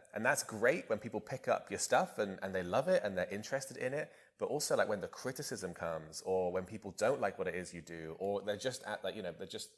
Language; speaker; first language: English; native; English